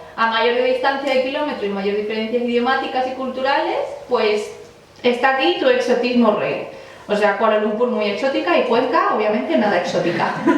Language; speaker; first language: Spanish; early bilingual, other home language; Chinese